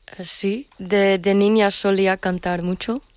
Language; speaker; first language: Spanish; non-native, learner; English